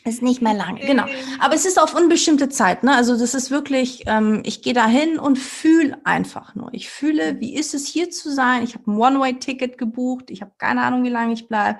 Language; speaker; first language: German; early bilingual, other home language; Portuguese